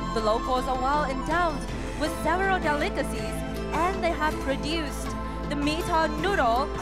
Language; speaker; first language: English; non-native, fluent; Vietnamese